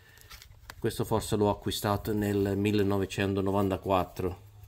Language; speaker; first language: Italian; early bilingual, heritage; Italian